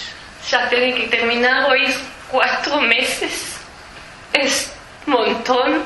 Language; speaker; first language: Spanish; early bilingual, heritage; Spanish